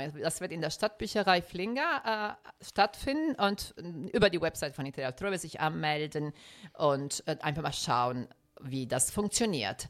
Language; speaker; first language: German; non-native, fluent; Italian